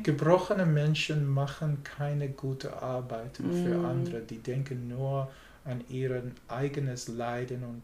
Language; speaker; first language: German; non-native, learner; English